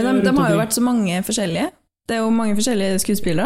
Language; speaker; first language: Norwegian; native; Norwegian